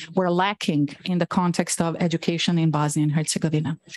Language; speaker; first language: English; non-native, fluent; Bosnian